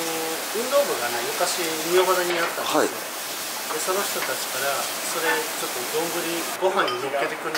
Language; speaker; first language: Japanese; native; Japanese